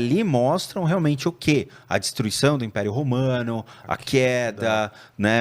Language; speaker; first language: Portuguese; native; Portuguese